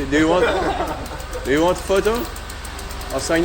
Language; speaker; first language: English; non-native, learner; French